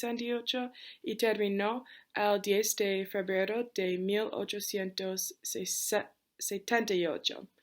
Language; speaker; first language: Spanish; non-native, learner; English